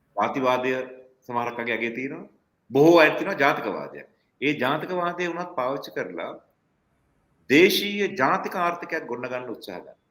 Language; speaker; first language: Sinhala; non-native, local second language; Tamil